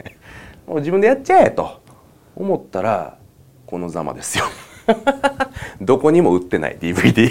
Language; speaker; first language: Japanese; native; Japanese